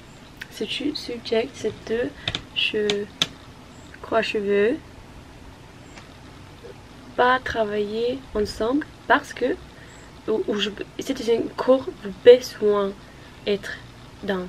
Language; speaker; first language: French; non-native, learner; Norwegian